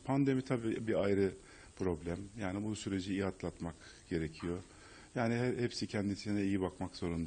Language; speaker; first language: Turkish; native; Turkish